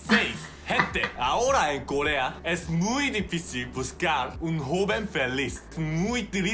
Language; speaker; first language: Spanish; non-native, learner; Korean